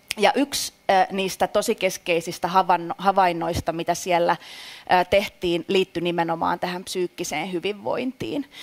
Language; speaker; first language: Finnish; native; Finnish